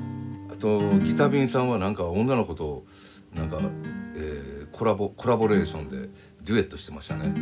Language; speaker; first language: Japanese; native; Japanese